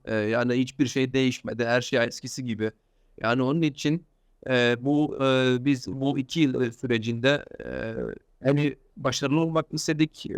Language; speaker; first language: Turkish; early bilingual, heritage; Turkish